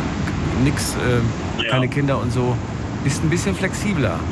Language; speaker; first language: German; native; German